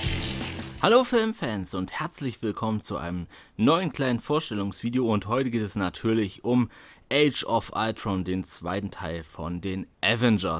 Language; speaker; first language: German; native; German